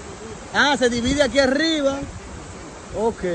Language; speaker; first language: Spanish; native; Spanish